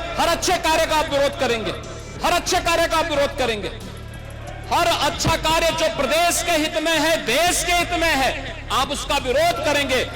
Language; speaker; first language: Hindi; native; Hindi